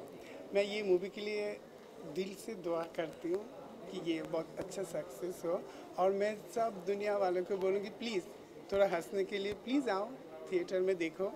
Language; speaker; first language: Hindi; non-native, fluent; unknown